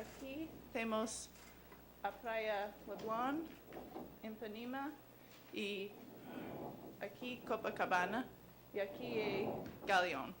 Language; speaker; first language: Portuguese; non-native, learner; English